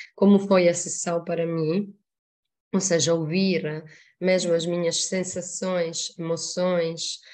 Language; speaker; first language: Portuguese; non-native, fluent; Italian